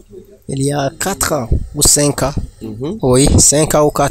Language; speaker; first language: French; non-native, learner; Rundi